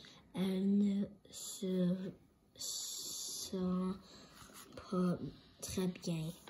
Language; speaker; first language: French; non-native, learner; English